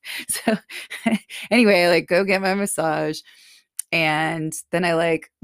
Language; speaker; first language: English; native; English